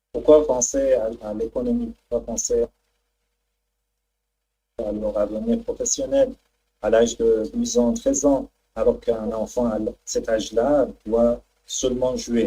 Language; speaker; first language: French; non-native, fluent; Persian